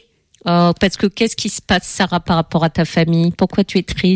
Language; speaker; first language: French; native; French